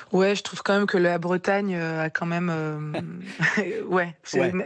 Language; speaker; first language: French; native; French